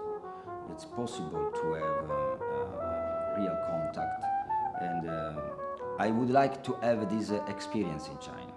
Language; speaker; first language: English; non-native, learner; Italian